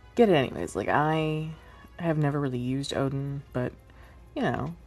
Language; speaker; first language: English; native; English